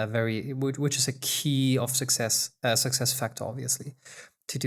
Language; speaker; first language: English; non-native, fluent; German